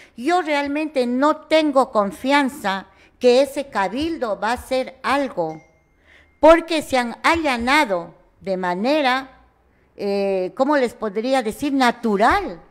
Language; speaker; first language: Spanish; native; Spanish